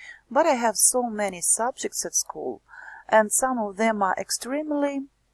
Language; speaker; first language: English; non-native, fluent; Ukrainian